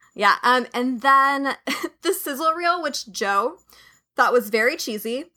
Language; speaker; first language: English; native; English